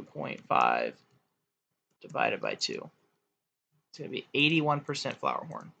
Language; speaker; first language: English; native; English